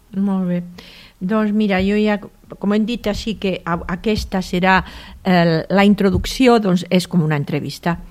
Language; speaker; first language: Catalan; native; Catalan